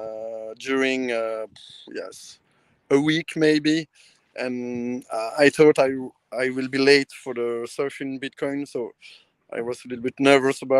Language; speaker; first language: English; non-native, learner; French